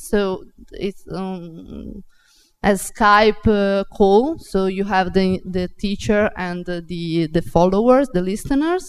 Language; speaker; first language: English; non-native, fluent; Italian